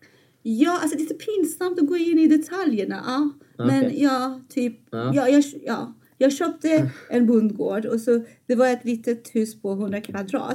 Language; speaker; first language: Swedish; non-native, fluent; Persian